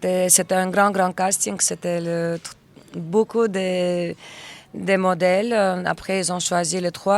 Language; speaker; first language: French; non-native, learner; Russian